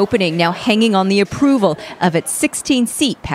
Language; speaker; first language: English; native; English